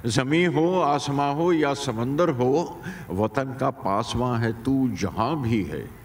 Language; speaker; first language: Hindi; native; Hindi